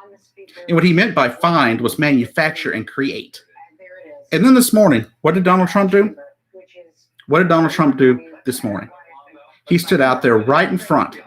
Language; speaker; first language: English; native; English